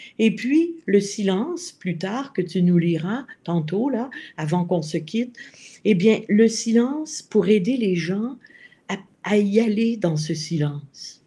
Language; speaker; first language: French; native; French